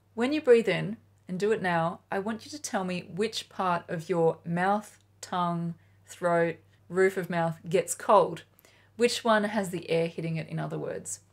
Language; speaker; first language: English; native; English